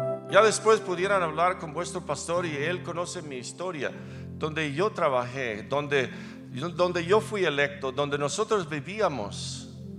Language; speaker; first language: Spanish; non-native, fluent; English